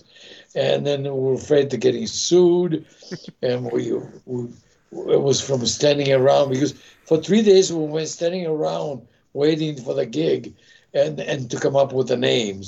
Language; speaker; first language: English; non-native, fluent; Italian